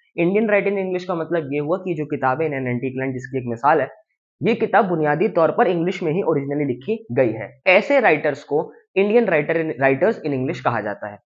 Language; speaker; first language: Hindi; native; Hindi